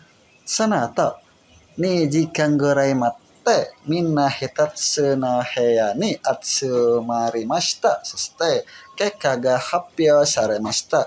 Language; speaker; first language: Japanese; non-native, learner; Indonesian